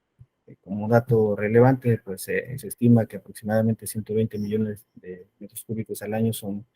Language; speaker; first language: Spanish; native; Spanish